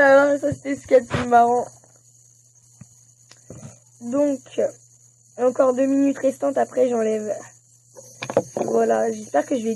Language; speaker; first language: French; native; French